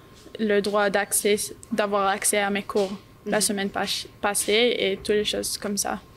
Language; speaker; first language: French; non-native, local second language; English